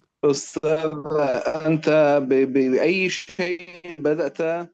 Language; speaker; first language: Arabic; native; Arabic